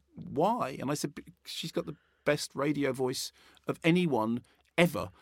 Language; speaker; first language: English; native; English